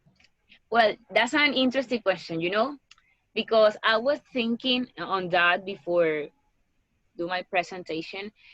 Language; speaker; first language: English; non-native, learner; Spanish